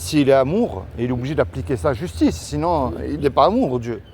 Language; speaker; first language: French; native; French